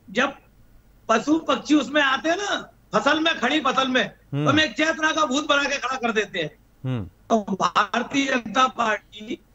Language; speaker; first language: Hindi; native; Hindi